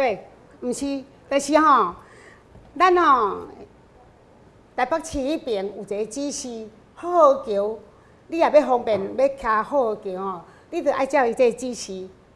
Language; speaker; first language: Chinese; non-native, local second language; Min Nan Chinese